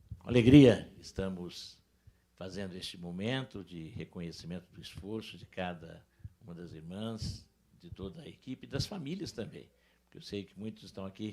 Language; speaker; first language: Portuguese; native; Portuguese